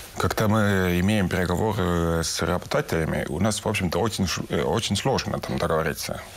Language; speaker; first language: Russian; non-native, local second language; Estonian